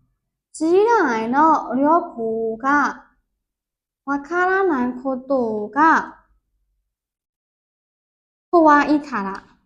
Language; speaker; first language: Japanese; non-native, learner; Burmese